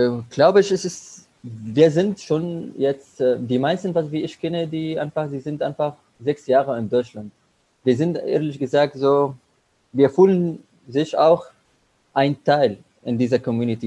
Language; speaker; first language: German; non-native, learner; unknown